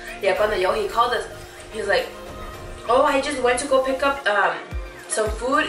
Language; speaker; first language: English; early bilingual, other home language; Spanish